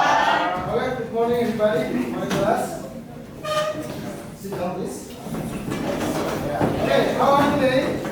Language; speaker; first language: English; non-native, learner; Indonesian